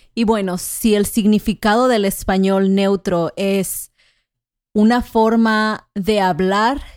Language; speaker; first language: Spanish; native; Spanish